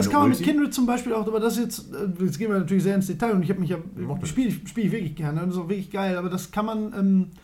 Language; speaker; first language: German; native; German